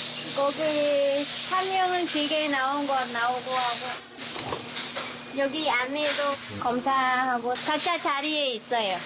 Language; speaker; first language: Korean; non-native, learner; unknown